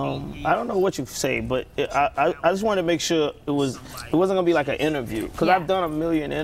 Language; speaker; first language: English; native; English